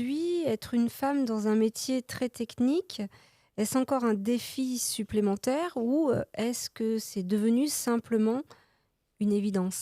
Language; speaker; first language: French; native; French